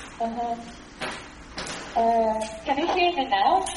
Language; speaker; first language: English; non-native, learner; Russian